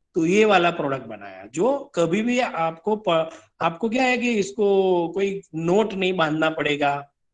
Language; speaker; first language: Hindi; non-native, local second language; Gujarati